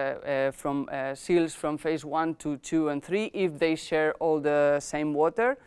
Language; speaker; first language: English; non-native, fluent; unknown